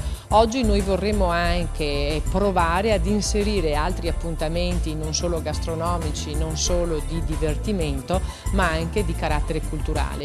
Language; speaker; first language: Italian; native; Italian